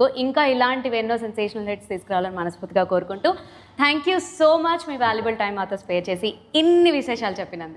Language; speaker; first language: Telugu; native; Telugu